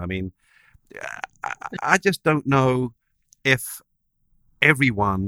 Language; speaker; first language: English; native; English